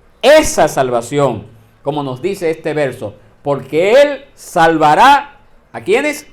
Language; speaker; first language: Spanish; native; Spanish